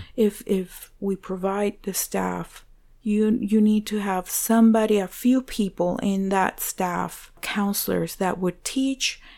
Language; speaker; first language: English; non-native, fluent; Spanish